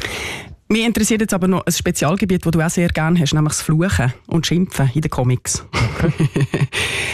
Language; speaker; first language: German; native; German